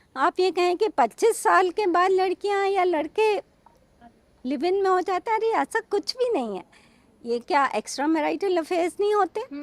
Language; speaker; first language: Hindi; native; Hindi